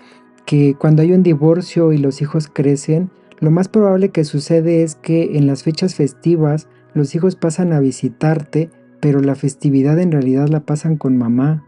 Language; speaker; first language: Spanish; native; Spanish